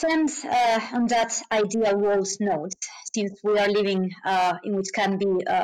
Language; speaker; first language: English; non-native, fluent; Spanish